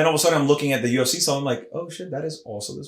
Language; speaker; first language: English; native; English